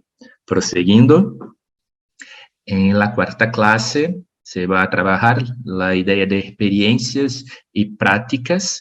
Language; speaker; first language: Spanish; non-native, learner; Portuguese